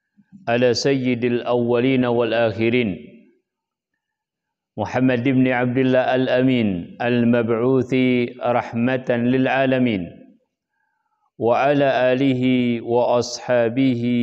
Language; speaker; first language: Arabic; non-native, fluent; Indonesian